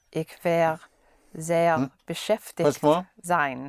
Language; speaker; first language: German; non-native, learner; English